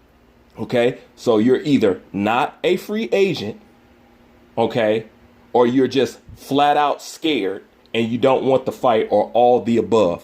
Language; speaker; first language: English; native; English